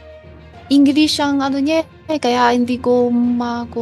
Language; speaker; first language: Filipino; non-native, learner; Chinese